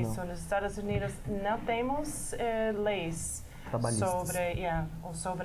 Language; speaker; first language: Portuguese; non-native, fluent; English